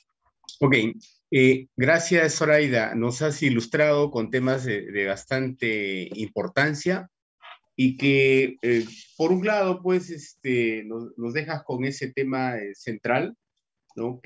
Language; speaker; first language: Spanish; native; Spanish